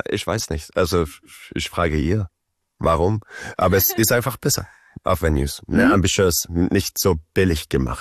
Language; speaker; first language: German; early bilingual, heritage; Swedish